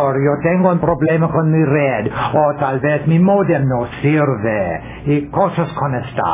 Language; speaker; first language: Spanish; non-native, learner; English